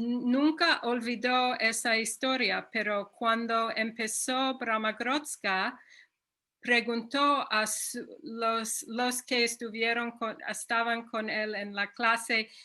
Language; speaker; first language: Spanish; non-native, fluent; English